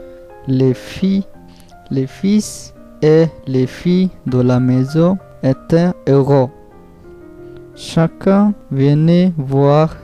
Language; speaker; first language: French; non-native, learner; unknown